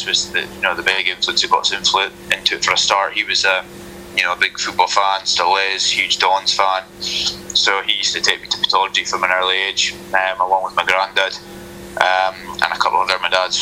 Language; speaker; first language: English; native; English